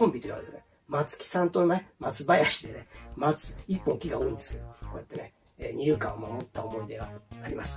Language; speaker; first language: Japanese; native; Japanese